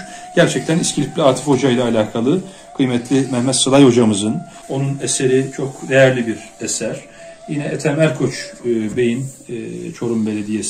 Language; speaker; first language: Turkish; native; Turkish